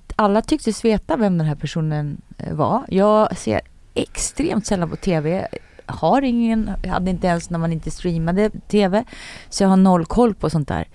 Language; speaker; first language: Swedish; native; Swedish